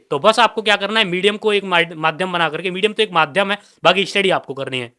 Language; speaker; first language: Hindi; native; Hindi